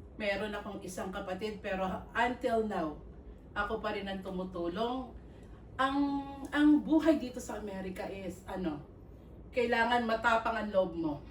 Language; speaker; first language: Filipino; native; Filipino